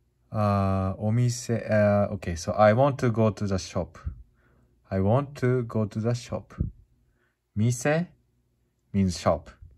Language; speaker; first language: English; non-native, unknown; Japanese